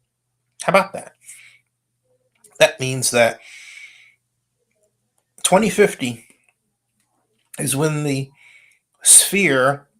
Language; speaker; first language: English; native; English